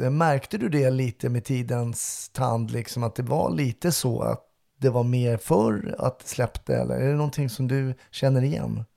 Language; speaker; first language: Swedish; native; Swedish